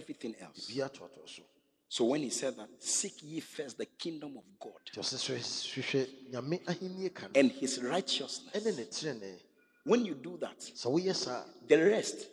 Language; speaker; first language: English; non-native, local second language; Ga